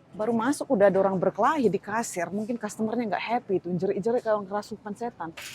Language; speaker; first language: Indonesian; native; Indonesian